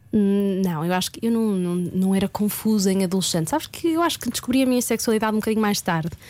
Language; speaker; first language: Portuguese; native; Portuguese